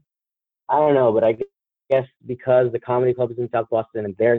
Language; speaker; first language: English; native; English